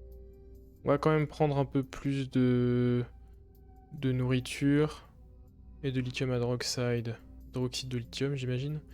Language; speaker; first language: French; native; French